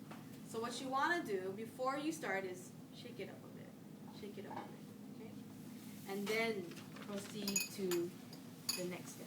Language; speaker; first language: English; native; English